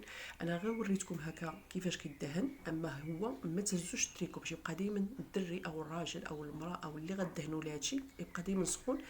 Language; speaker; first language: Arabic; native; Arabic